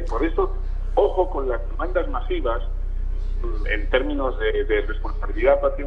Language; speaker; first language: Spanish; native; Spanish